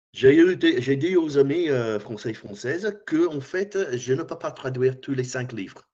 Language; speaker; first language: French; non-native, learner; English